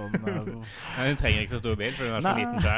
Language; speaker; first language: Norwegian; native; Norwegian